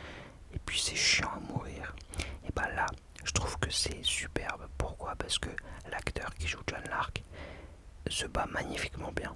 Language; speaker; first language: French; native; French